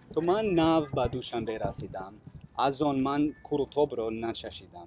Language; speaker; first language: Persian; non-native, learner; English